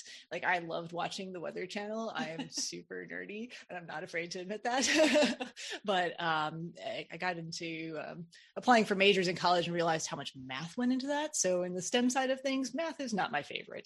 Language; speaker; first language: English; native; English